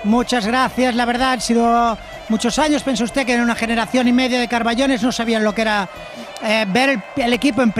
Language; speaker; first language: Spanish; native; Spanish